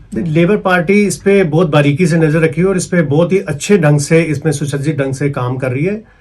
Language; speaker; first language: Hindi; native; Hindi